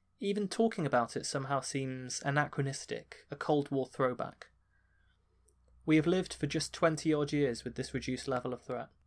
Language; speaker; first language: English; native; English